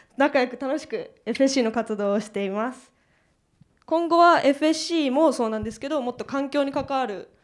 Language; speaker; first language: Japanese; native; Japanese